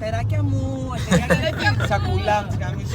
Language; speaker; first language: Greek; native; Greek